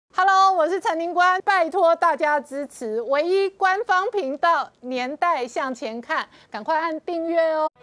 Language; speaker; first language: Chinese; native; Chinese